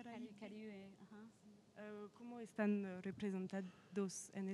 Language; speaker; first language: Spanish; non-native, learner; French